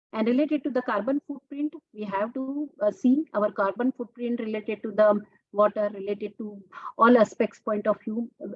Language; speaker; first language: English; non-native, local second language; Telugu